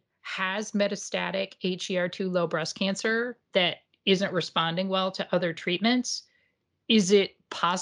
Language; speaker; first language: English; native; English